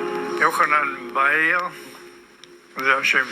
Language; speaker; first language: Hebrew; non-native, learner; German